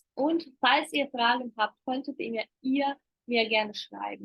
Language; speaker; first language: German; non-native, fluent; Ukrainian